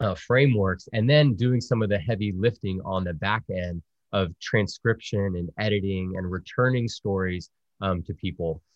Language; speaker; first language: English; early bilingual, other home language; Spanish